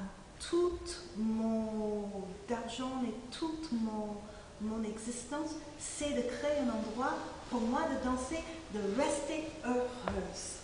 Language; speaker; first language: French; non-native, fluent; English